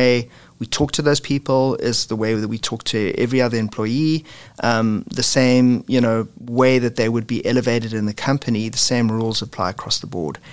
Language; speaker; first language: English; native; English